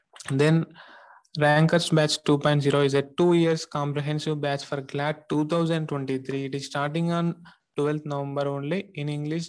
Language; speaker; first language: English; non-native, local second language; Telugu